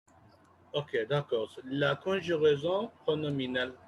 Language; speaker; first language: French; non-native, fluent; Urdu